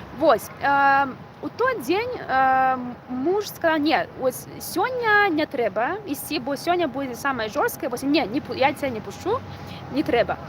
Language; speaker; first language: Belarusian; non-native, local second language; Russian